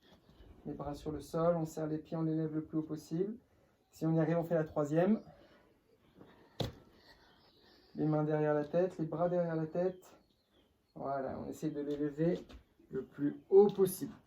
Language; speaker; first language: French; native; French